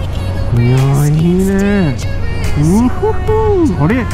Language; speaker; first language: Japanese; native; Japanese